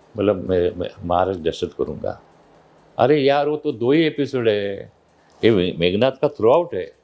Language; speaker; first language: Hindi; non-native, local second language; Marathi